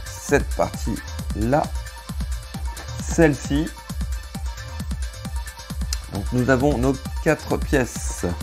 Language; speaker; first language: French; native; French